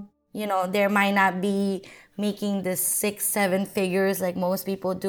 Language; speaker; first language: English; non-native, local second language; Filipino